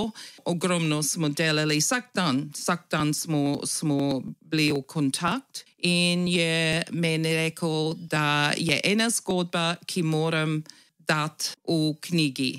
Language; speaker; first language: Slovenian; early bilingual, heritage; Slovenian